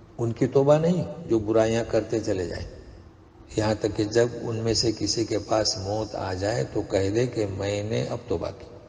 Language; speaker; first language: Urdu; non-native, local second language; Konkani